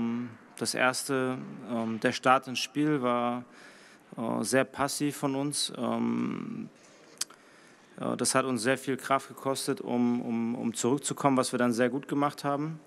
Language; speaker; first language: German; native; German